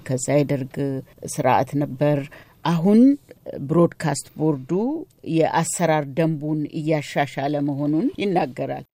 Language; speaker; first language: Amharic; native; Amharic